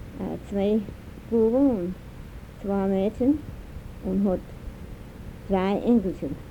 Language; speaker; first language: German; early bilingual, heritage; German